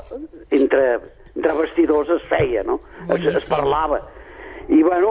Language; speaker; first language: Catalan; native; Catalan